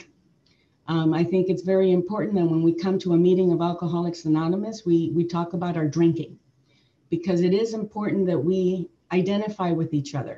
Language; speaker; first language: English; early bilingual, other home language; Spanish